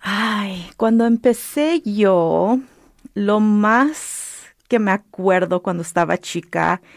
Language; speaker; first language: Spanish; early bilingual, heritage; Spanish